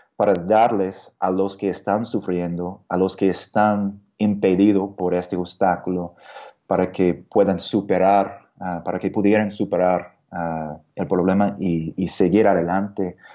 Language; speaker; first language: Spanish; non-native, fluent; English